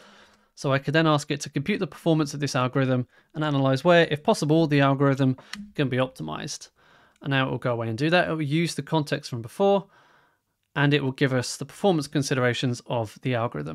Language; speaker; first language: English; native; English